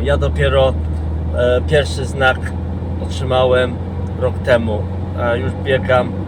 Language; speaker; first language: Polish; non-native, fluent; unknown